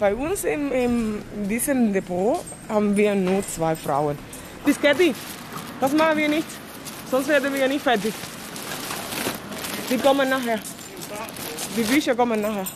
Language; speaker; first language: German; non-native, fluent; Spanish